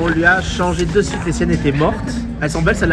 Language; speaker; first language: French; native; French